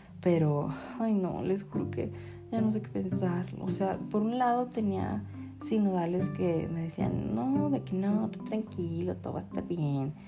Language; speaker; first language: Spanish; native; Spanish